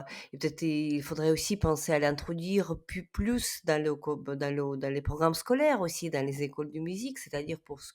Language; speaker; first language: French; non-native, fluent; Ukrainian